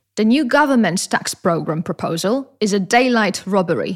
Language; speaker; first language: English; non-native, fluent; Polish